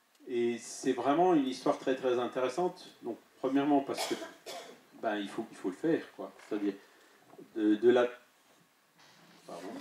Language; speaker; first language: French; native; French